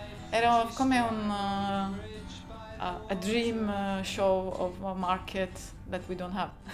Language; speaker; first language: English; non-native, fluent; Turkish